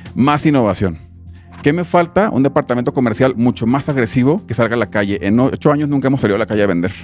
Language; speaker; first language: Spanish; native; Spanish